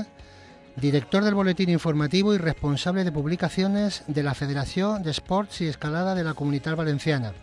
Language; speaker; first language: Spanish; native; Spanish